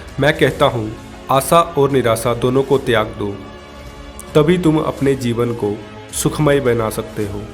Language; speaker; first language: Hindi; native; Hindi